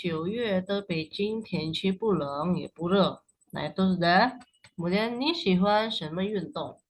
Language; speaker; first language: Chinese; non-native, fluent; Indonesian